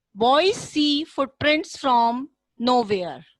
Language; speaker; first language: English; non-native, local second language; Hindi